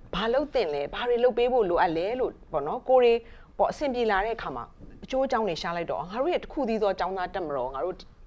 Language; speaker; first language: Burmese; native; Burmese